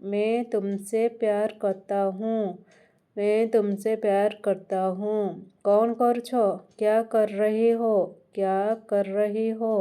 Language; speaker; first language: Hindi; non-native, local second language; Odia